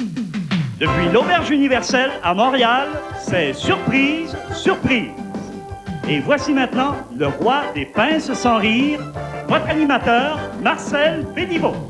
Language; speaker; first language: French; native; French